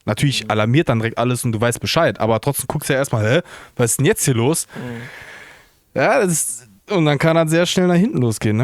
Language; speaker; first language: German; native; German